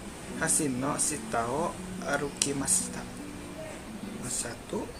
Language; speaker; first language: Japanese; non-native, learner; Indonesian